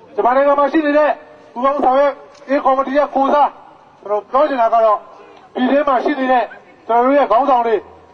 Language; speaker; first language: Burmese; native; Burmese